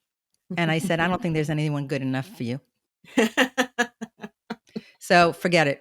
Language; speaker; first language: English; native; English